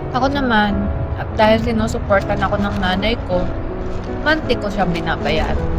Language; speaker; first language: Filipino; native; Filipino